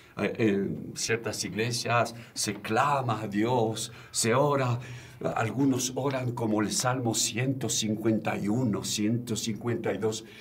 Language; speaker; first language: Spanish; non-native, fluent; French